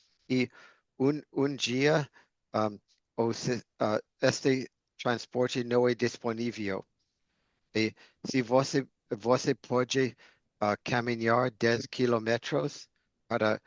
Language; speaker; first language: Portuguese; non-native, fluent; English